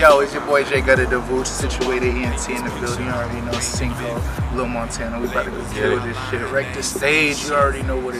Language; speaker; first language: English; native; English